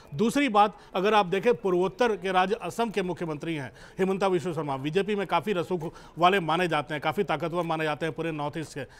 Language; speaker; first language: Hindi; native; Hindi